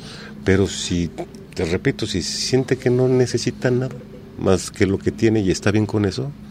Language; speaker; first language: Spanish; native; Spanish